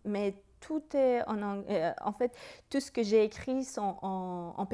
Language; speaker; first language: French; non-native, fluent; Persian